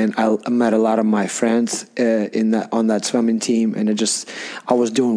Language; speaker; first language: English; non-native, fluent; Russian